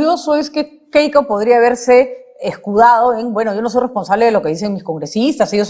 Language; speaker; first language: Spanish; native; Spanish